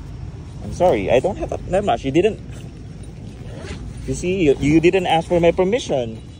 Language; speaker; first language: English; non-native, local second language; Filipino